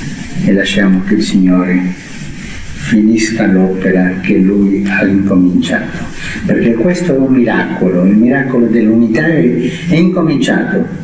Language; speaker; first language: Italian; early bilingual, heritage; Spanish